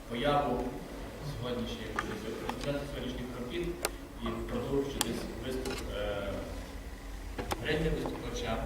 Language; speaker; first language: Ukrainian; native; Ukrainian